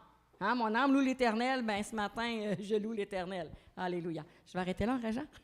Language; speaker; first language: French; native; French